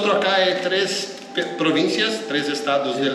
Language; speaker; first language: Spanish; non-native, learner; Portuguese